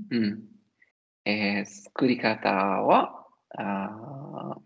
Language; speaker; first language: Japanese; non-native, learner; Italian